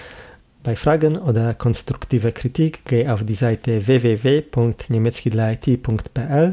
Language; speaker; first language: German; non-native, fluent; Polish